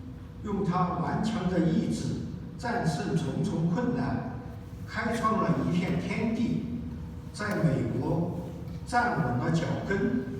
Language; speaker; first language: Chinese; native; Chinese